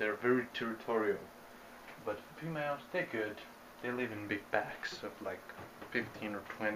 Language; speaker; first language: English; non-native, fluent; Bulgarian